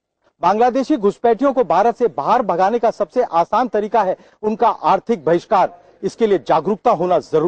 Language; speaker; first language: Hindi; native; Hindi